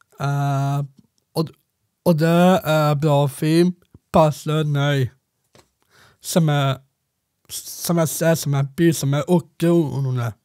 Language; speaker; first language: Swedish; non-native, learner; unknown